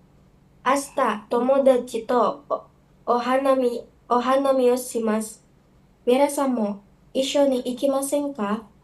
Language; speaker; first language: Japanese; non-native, learner; Indonesian